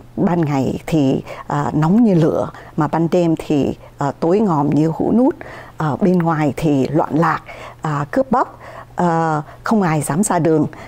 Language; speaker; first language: Vietnamese; native; Vietnamese